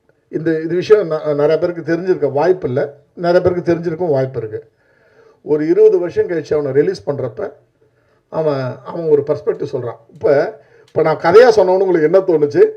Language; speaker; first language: Tamil; native; Tamil